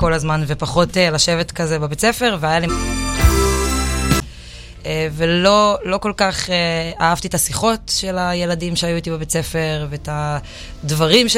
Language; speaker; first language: Hebrew; native; Hebrew